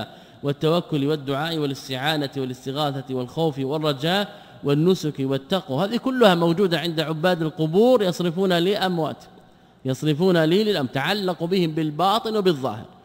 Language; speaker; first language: Arabic; native; Arabic